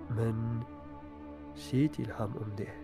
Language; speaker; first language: Norwegian; non-native, fluent; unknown